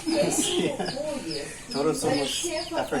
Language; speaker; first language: Spanish; non-native, learner; English